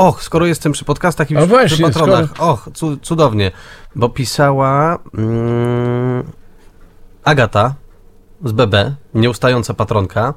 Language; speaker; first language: Polish; native; Polish